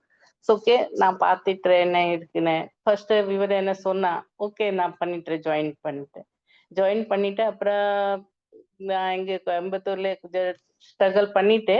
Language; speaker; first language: Tamil; non-native, learner; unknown